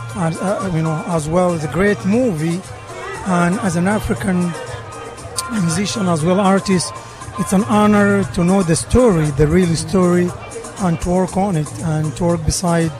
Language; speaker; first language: English; non-native, fluent; Arabic